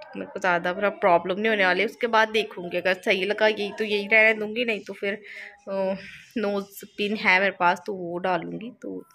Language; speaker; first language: Hindi; native; Hindi